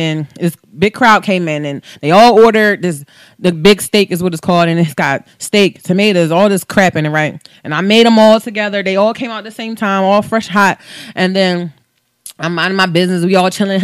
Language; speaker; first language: English; native; English